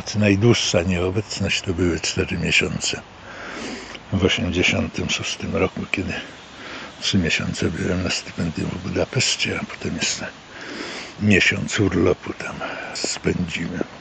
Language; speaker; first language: Polish; native; Polish